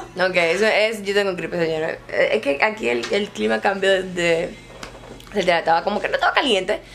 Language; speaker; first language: Spanish; native; Spanish